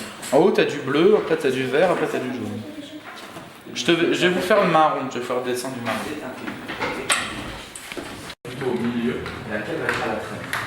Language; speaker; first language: French; native; French